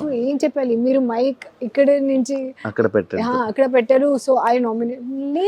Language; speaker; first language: Telugu; non-native, learner; Hindi